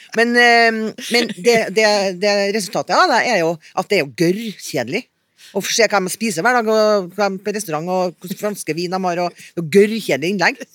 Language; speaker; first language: Norwegian; native; Norwegian